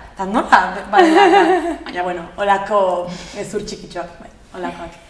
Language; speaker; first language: Basque; native; Basque